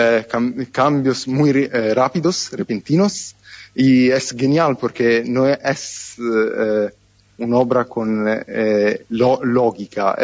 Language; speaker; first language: Spanish; non-native, fluent; Italian